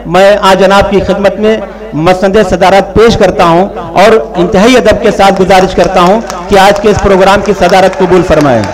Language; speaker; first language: Urdu; native; Urdu